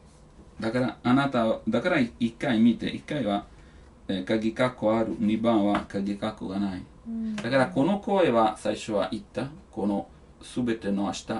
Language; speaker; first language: Japanese; non-native, learner; Italian